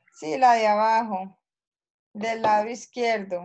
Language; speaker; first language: Spanish; native; Spanish